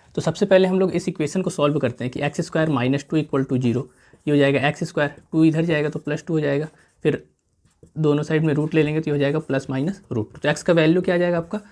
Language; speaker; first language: Hindi; native; Hindi